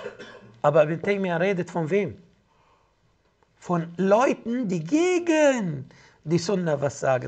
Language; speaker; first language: German; non-native, fluent; Arabic